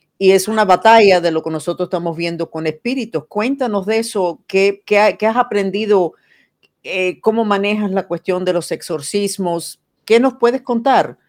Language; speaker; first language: Spanish; non-native, fluent; English